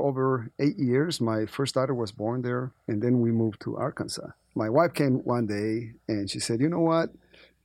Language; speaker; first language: English; non-native, fluent; Spanish